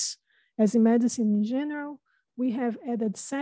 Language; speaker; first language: English; non-native, fluent; Portuguese